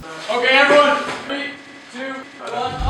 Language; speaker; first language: English; native; English